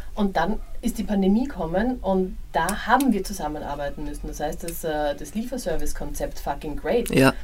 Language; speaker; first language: German; native; German